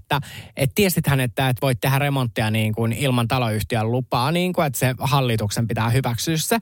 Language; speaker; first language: Finnish; native; Finnish